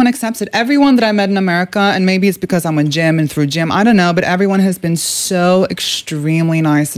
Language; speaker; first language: English; non-native, fluent; Norwegian